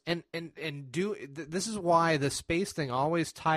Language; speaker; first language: English; native; English